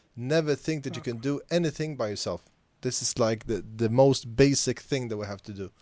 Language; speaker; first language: English; non-native, fluent; Swedish